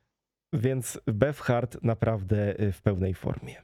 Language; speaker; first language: Polish; native; Polish